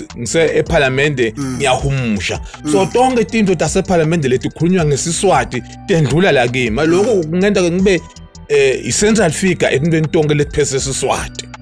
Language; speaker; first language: Zulu; non-native, local second language; Swati